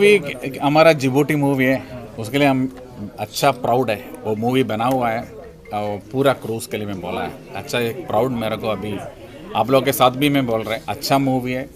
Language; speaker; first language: Hindi; non-native, local second language; Malayalam